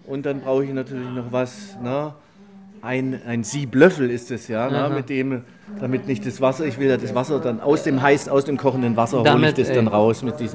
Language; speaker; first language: German; native; German